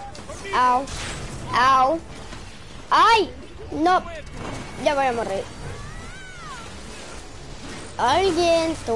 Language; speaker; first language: Spanish; early bilingual, heritage; English